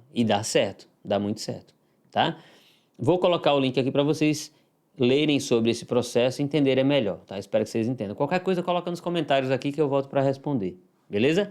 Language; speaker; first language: Portuguese; native; Portuguese